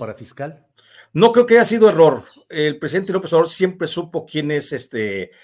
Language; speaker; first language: Spanish; native; Spanish